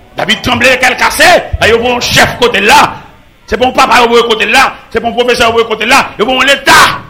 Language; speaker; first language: French; non-native, local second language; Haitian Creole